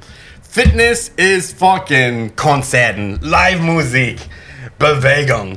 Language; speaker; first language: German; non-native, fluent; English